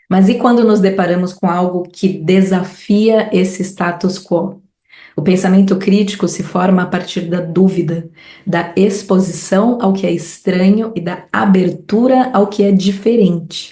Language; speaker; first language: Portuguese; native; Portuguese